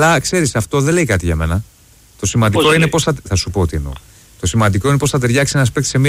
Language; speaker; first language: Greek; native; Greek